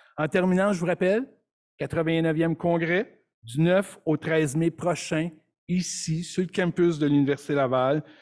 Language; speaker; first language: French; native; French